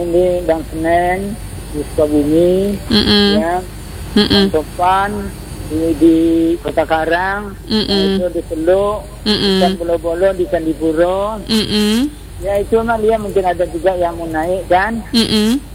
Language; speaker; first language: Indonesian; native; Indonesian